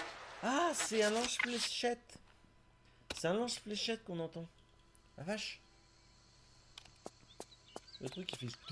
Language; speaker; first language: French; native; French